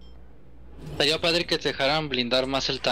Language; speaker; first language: Spanish; native; Spanish